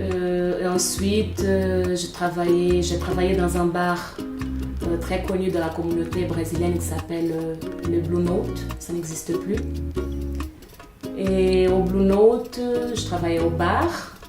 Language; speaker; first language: French; non-native, fluent; Portuguese